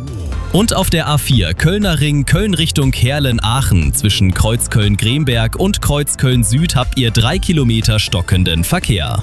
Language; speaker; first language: German; native; German